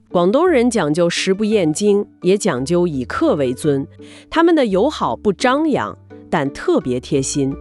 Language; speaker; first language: Chinese; native; Chinese